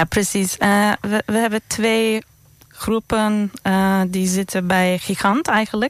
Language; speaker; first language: Dutch; non-native, fluent; Turkish